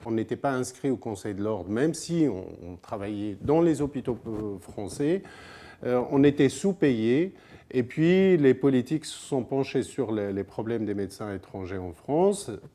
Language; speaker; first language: French; non-native, local second language; Arabic